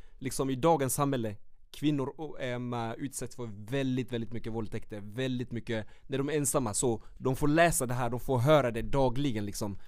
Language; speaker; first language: Swedish; early bilingual, other home language; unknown